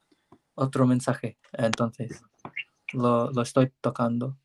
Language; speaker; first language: Spanish; non-native, learner; English